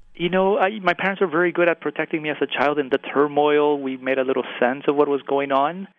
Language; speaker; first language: English; early bilingual, other home language; Spanish